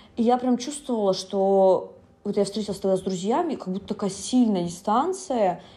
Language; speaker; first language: Russian; native; Russian